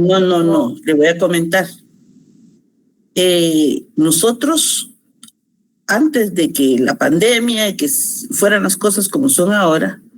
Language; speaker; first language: Spanish; native; Spanish